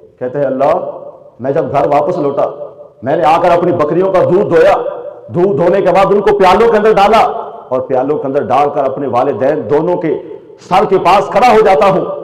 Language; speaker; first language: Urdu; non-native, local second language; Punjabi